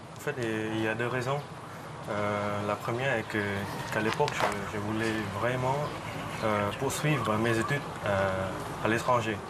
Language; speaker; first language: French; non-native, fluent; Khmer